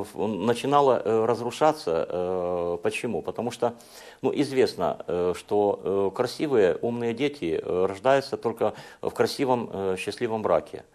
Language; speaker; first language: Russian; non-native, local second language; Hungarian